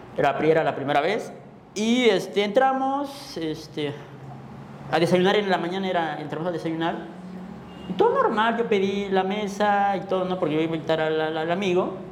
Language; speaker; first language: Spanish; non-native, local second language; Tzotzil